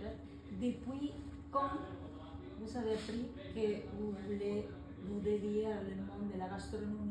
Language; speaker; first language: French; non-native, fluent; Spanish